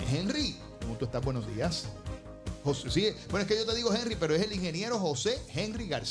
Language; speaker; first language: Spanish; native; Spanish